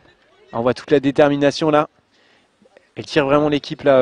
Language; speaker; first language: French; native; French